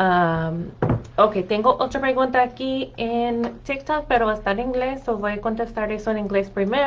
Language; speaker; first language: Spanish; non-native, fluent; English